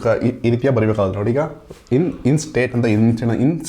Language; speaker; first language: Kannada; native; Kannada